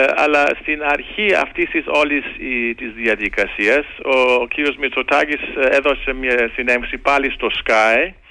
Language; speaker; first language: Greek; non-native, fluent; German